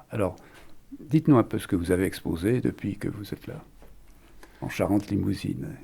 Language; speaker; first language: French; native; French